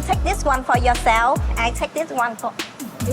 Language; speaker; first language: English; non-native, learner; Vietnamese